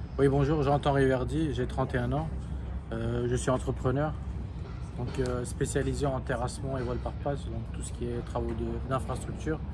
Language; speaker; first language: French; early bilingual, other home language; Kurdish